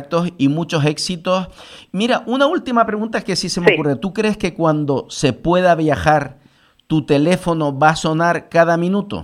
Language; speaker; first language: Spanish; native; Spanish